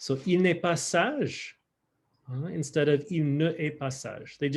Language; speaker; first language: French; non-native, fluent; English